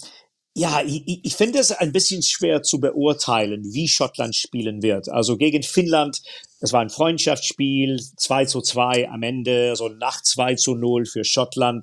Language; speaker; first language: German; non-native, fluent; English